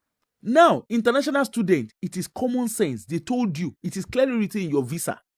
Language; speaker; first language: English; non-native, local second language; Yoruba